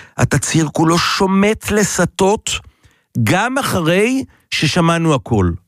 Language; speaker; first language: Hebrew; native; Hebrew